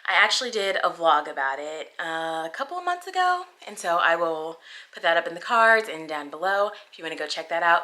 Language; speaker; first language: English; native; English